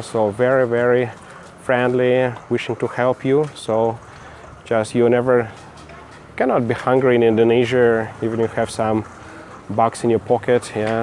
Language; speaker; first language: English; non-native, fluent; Russian